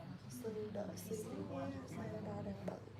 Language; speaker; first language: Vietnamese; native; Vietnamese